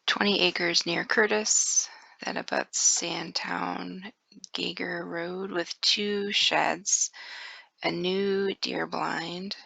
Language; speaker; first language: English; native; English